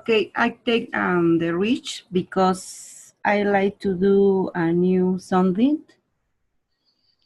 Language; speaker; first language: English; non-native, learner; Spanish